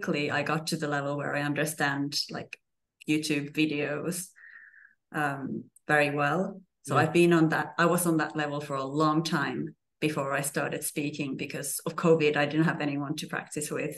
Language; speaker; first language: English; non-native, fluent; Finnish